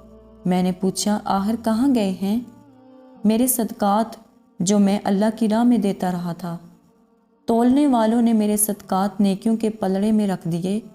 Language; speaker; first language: Urdu; native; Urdu